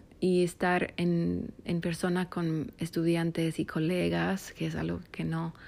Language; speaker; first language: Spanish; non-native, fluent; English